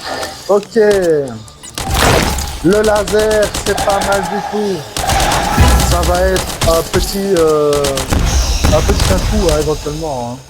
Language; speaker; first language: French; native; French